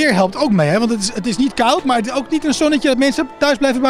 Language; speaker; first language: Dutch; native; Dutch